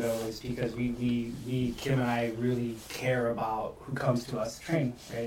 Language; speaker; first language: English; native; English